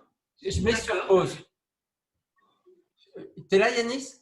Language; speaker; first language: French; native; French